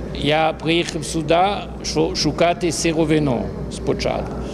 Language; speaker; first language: Ukrainian; non-native, fluent; French